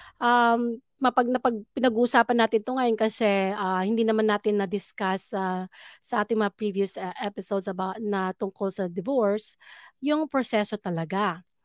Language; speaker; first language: Filipino; native; Filipino